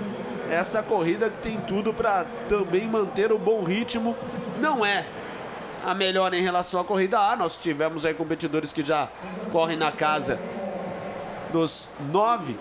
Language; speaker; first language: Portuguese; native; Portuguese